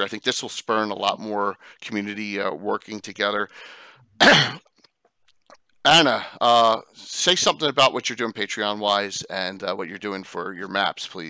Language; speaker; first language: English; native; English